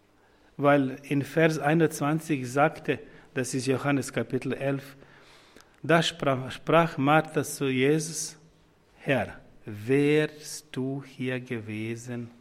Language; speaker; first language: German; non-native, fluent; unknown